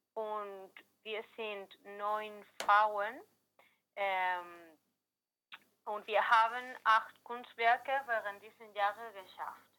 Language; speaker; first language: German; non-native, learner; Spanish